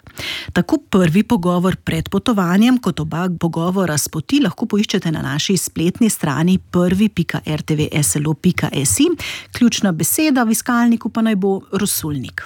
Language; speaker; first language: Slovenian; native; Slovenian